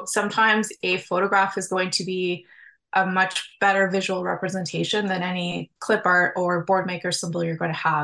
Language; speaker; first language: English; native; English